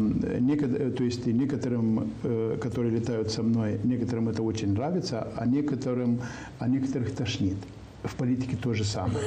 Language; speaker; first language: Russian; non-native, local second language; Romanian